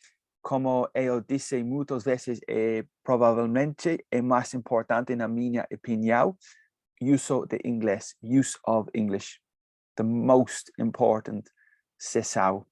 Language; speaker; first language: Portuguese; non-native, learner; English